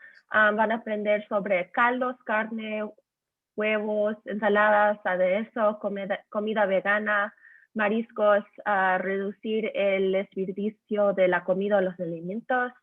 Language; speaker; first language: Spanish; early bilingual, heritage; Spanish